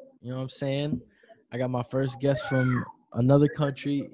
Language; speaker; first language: English; early bilingual, other home language; Spanish